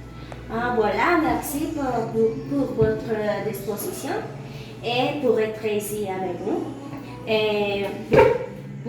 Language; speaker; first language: French; non-native, learner; Spanish